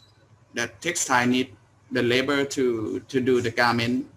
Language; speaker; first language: English; non-native, learner; Thai